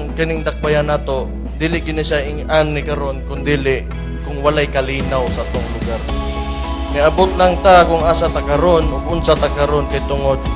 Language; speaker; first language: Cebuano; native; Cebuano